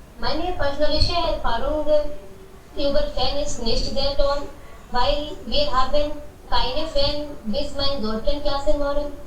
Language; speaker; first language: German; non-native, learner; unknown